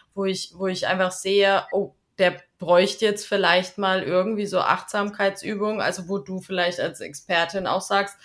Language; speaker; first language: German; native; German